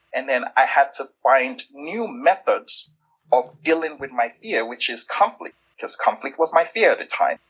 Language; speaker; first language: English; non-native, local second language; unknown